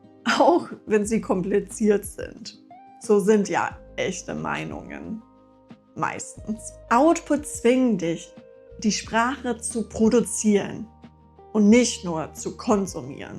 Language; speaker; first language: German; non-native, fluent; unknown